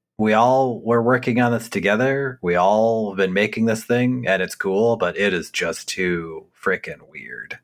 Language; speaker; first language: English; native; English